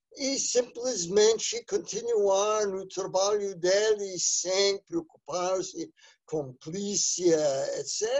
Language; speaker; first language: Portuguese; non-native, fluent; English